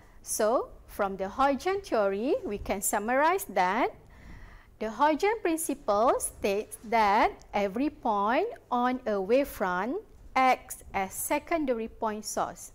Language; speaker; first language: English; non-native, local second language; Malay